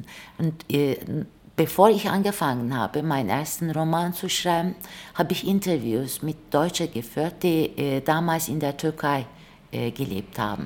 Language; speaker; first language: German; non-native, fluent; Turkish